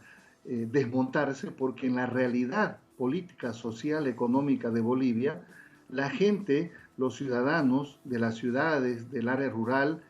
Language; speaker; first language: Spanish; native; Spanish